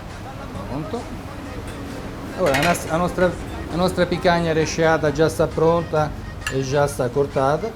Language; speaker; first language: Portuguese; non-native, fluent; Italian